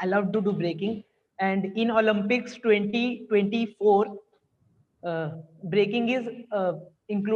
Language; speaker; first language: English; non-native, local second language; Hindi